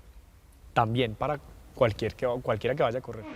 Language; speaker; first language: Spanish; native; Spanish